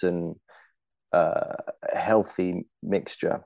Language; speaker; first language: English; native; English